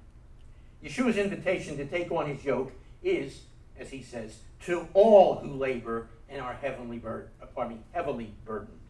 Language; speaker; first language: English; native; English